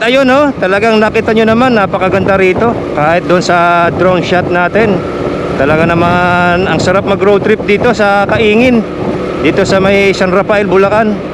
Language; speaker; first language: Filipino; native; Filipino